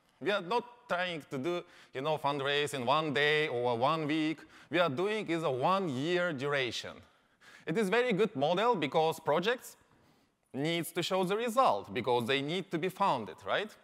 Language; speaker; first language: English; non-native, learner; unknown